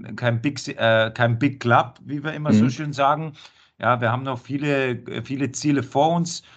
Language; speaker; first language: German; native; German